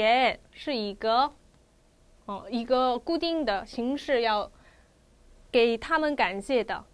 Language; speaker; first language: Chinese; non-native, fluent; Korean